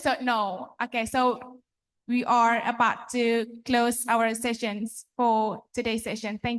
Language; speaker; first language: English; non-native, fluent; Indonesian